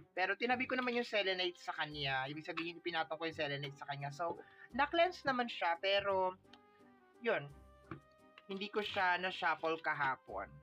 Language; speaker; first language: Filipino; non-native, local second language; Waray